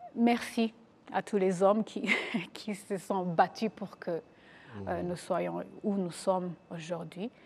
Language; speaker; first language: French; non-native, local second language; Kinyarwanda